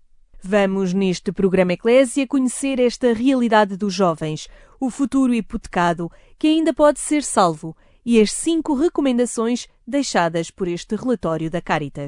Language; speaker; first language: Portuguese; native; Portuguese